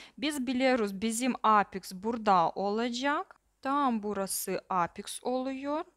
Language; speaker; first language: Turkish; non-native, learner; Russian